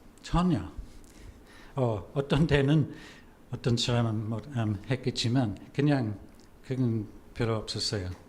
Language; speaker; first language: Korean; non-native, fluent; English